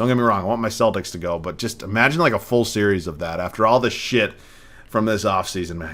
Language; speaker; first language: English; native; English